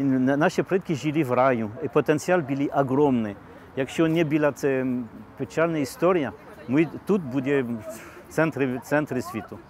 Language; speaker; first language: Ukrainian; non-native, learner; French